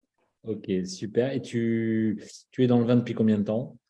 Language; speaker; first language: French; native; French